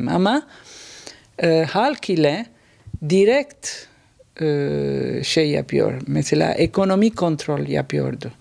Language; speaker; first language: Turkish; non-native, learner; Italian